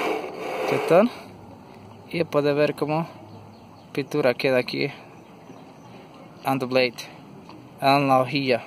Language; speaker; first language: Spanish; non-native, learner; English